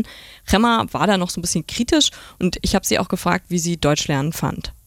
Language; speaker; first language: German; native; German